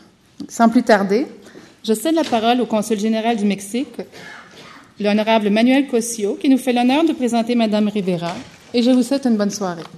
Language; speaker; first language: French; native; French